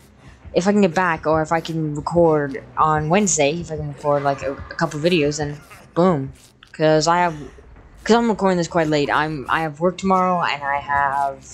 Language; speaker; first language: English; native; English